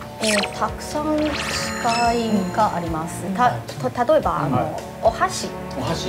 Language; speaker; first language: Japanese; non-native, learner; Chinese